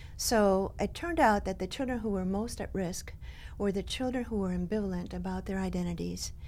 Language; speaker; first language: English; early bilingual, other home language; Spanish